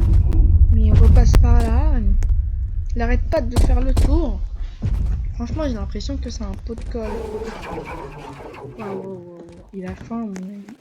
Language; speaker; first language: French; native; French